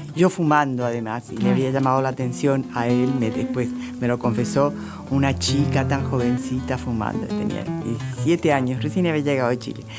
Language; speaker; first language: Spanish; native; Spanish